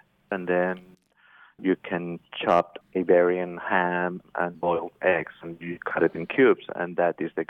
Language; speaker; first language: English; non-native, fluent; Spanish